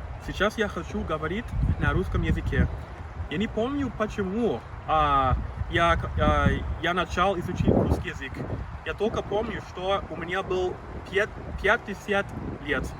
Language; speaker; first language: Russian; non-native, learner; English